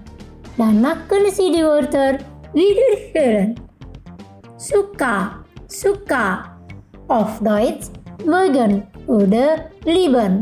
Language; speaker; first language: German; non-native, fluent; Indonesian